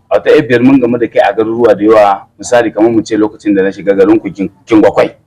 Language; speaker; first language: Hausa; native; Hausa